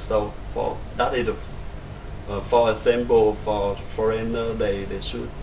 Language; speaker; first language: English; non-native, learner; Vietnamese